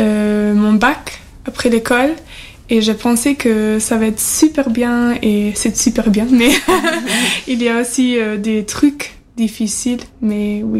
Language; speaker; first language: French; non-native, fluent; German